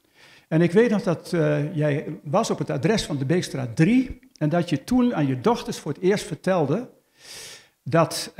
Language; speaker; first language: Dutch; native; Dutch